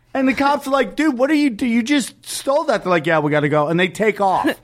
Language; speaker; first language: English; native; English